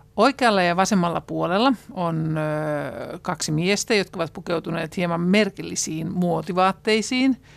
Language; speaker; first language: Finnish; native; Finnish